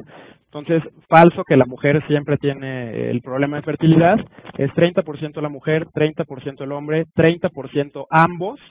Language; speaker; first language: Spanish; native; Spanish